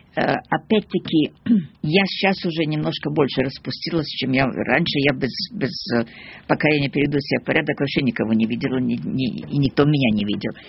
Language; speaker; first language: Russian; early bilingual, heritage; Russian